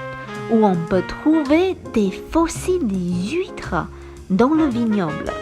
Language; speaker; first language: French; non-native, fluent; Chinese